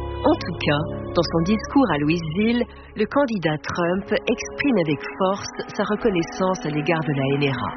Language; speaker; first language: French; native; French